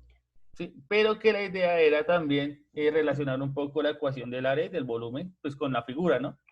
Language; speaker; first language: Spanish; native; Spanish